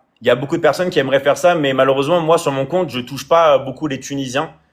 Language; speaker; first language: French; native; French